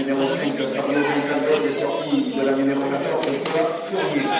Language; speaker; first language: French; native; French